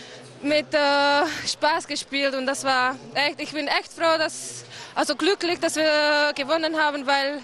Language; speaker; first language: German; non-native, fluent; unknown